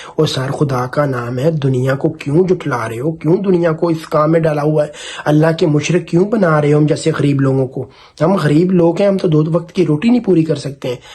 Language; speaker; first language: Urdu; non-native, local second language; Punjabi